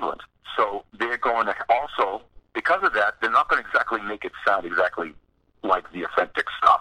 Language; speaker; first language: English; native; English